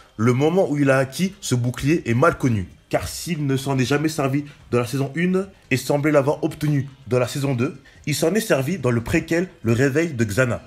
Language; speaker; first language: French; native; French